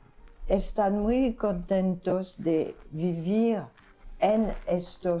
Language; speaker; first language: Spanish; non-native, fluent; French